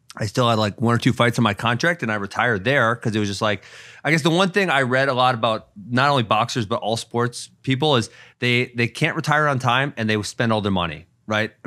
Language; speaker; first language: English; native; English